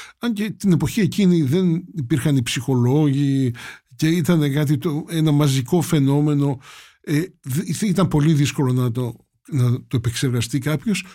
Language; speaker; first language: Greek; native; Greek